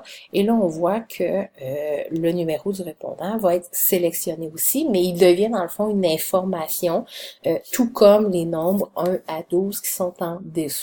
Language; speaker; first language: French; native; French